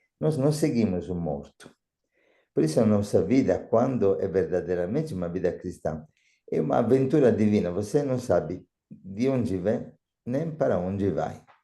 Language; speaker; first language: Portuguese; non-native, fluent; Italian